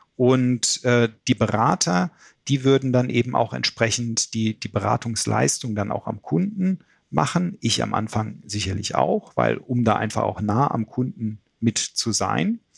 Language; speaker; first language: German; native; German